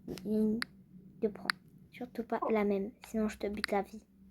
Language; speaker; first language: French; native; French